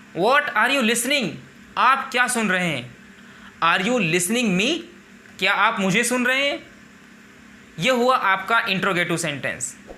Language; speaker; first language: Urdu; native; Urdu